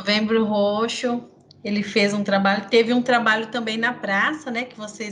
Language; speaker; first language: Portuguese; native; Portuguese